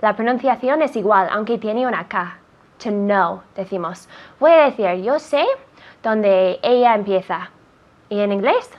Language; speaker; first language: Spanish; non-native, fluent; English